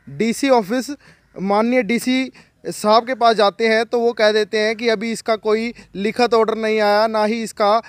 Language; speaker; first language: Hindi; native; Hindi